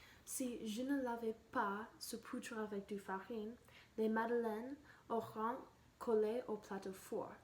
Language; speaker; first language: French; non-native, learner; English